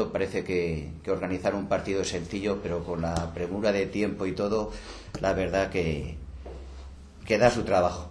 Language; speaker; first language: Spanish; native; Spanish